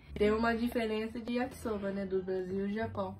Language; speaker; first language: Portuguese; early bilingual, other home language; Japanese